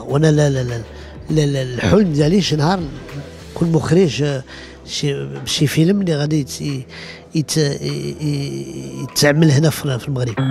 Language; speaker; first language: Arabic; early bilingual, heritage; Arabic